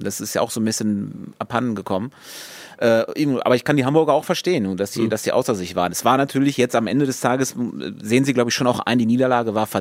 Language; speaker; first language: German; native; German